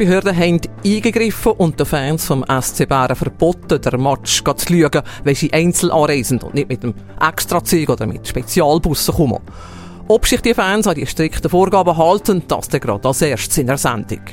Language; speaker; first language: German; native; German